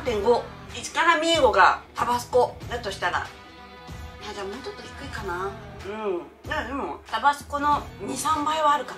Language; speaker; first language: Japanese; native; Japanese